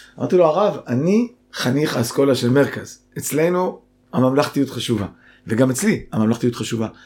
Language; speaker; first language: Hebrew; native; Hebrew